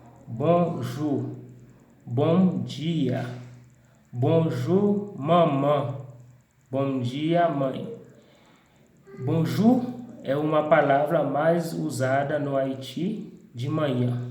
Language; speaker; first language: Portuguese; non-native, fluent; Haitian Creole